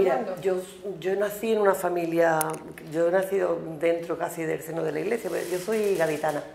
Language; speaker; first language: Spanish; native; Spanish